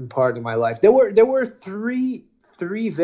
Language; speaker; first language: English; non-native, fluent; Portuguese